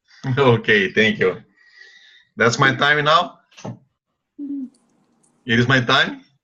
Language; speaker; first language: English; non-native, fluent; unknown